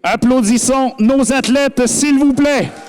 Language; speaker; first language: French; native; French